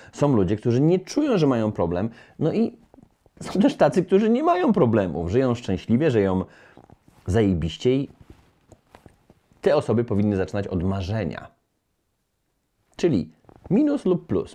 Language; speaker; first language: Polish; native; Polish